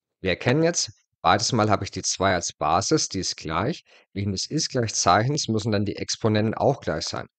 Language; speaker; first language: German; native; German